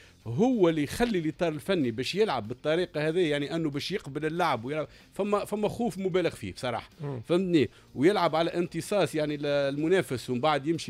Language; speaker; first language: Arabic; native; Arabic